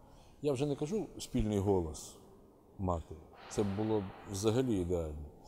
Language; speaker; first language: Ukrainian; native; Ukrainian